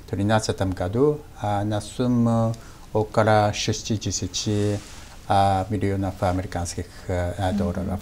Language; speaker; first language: Russian; non-native, fluent; Japanese